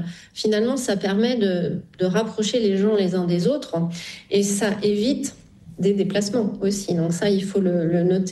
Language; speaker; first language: French; native; French